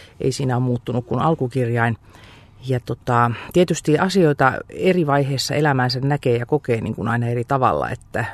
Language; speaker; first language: Finnish; native; Finnish